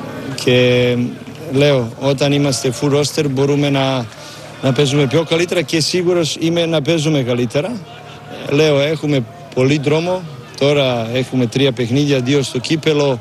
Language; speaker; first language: Greek; non-native, learner; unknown